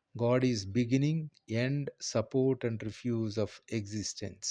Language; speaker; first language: English; non-native, local second language; Telugu